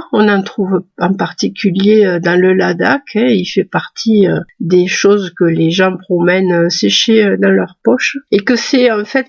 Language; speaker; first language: French; native; French